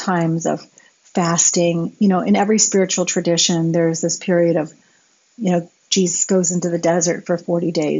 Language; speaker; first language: English; native; English